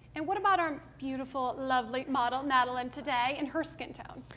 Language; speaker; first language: English; native; English